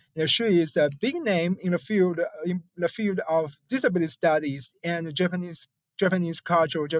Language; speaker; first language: English; non-native, fluent; Chinese